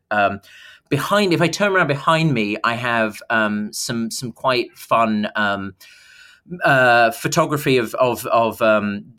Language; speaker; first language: English; native; English